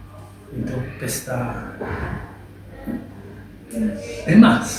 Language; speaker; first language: Indonesian; non-native, learner; Spanish